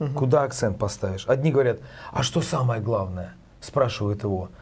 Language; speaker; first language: Russian; native; Russian